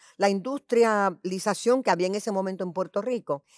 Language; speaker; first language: Spanish; early bilingual, heritage; Spanish